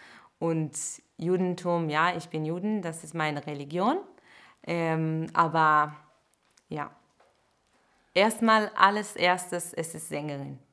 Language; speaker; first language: German; non-native, fluent; Hebrew